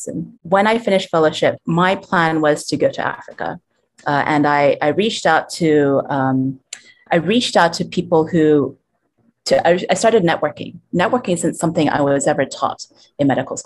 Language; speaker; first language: English; non-native, local second language; Cantonese